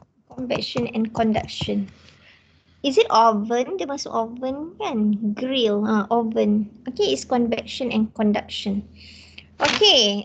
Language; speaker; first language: English; non-native, local second language; Malay